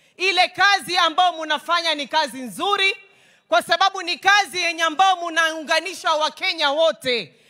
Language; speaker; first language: Swahili; native; Swahili